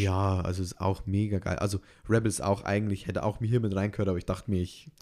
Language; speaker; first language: German; native; German